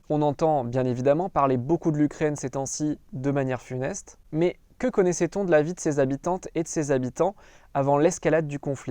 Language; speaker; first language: French; native; French